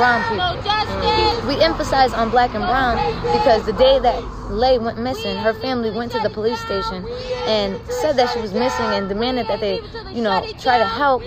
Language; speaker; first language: English; native; English